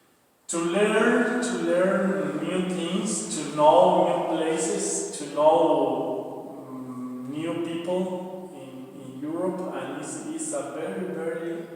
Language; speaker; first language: English; non-native, learner; Spanish